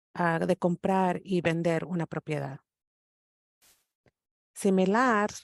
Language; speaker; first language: Spanish; early bilingual, heritage; English